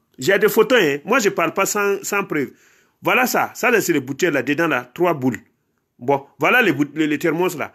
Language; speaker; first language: French; non-native, local second language; Mossi